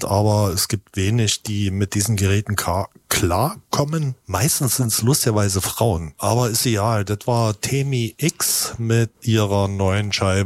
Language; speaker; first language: German; native; German